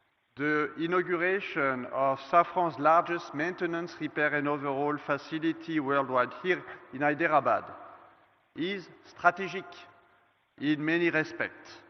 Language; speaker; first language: English; non-native, fluent; French